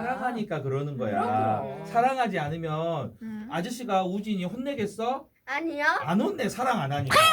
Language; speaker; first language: Korean; native; Korean